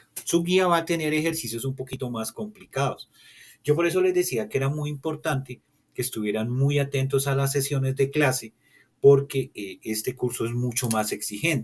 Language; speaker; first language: Spanish; native; Spanish